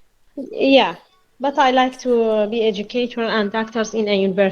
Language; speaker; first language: English; non-native, learner; Arabic